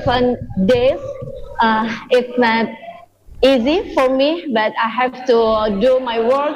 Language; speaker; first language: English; non-native, learner; Indonesian